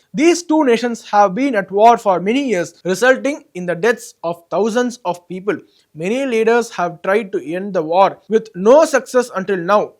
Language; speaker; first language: English; non-native, local second language; Tamil